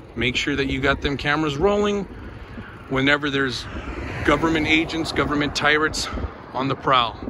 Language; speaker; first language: English; early bilingual, other home language; Spanish